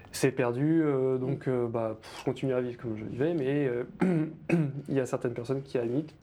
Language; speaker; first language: French; native; French